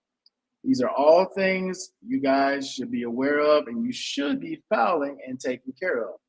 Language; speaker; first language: English; native; English